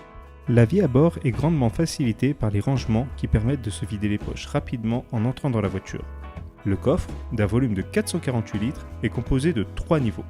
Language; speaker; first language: French; native; French